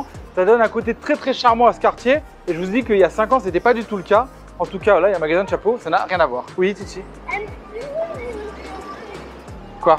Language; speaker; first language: French; native; French